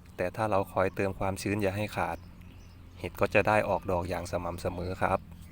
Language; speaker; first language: Thai; non-native, local second language; Northeastern Thai